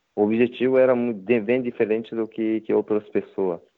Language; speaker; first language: Portuguese; non-native, learner; Japanese